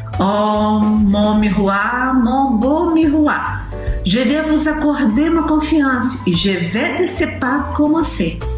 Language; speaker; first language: French; non-native, learner; Portuguese